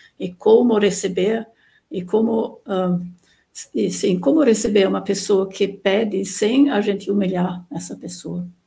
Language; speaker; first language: Portuguese; non-native, fluent; German